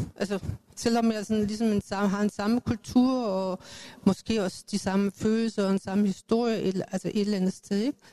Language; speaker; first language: Danish; native; Danish